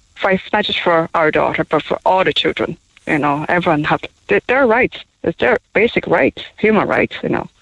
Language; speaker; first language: English; non-native, fluent; Chinese